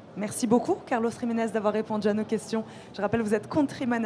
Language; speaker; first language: French; native; French